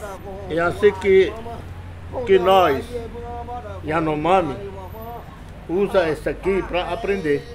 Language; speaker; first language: Portuguese; non-native, local second language; Yanomámi